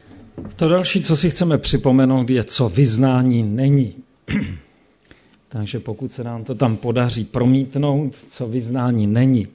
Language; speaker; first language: Czech; native; Czech